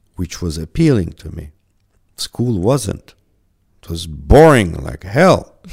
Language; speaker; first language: English; non-native, fluent; French